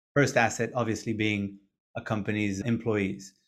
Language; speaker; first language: English; non-native, fluent; Hebrew